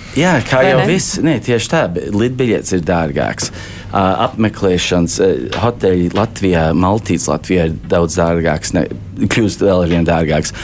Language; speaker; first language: Latvian; early bilingual, heritage; Latvian